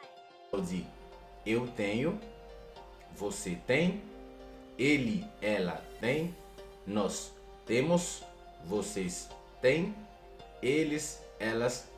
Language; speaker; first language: Portuguese; non-native, fluent; Haitian Creole